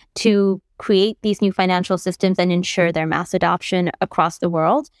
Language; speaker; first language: English; non-native, local second language; Bangla